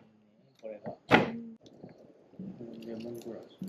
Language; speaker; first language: Japanese; native; Japanese